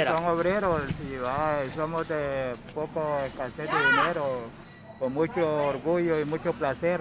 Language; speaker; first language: Spanish; native; Spanish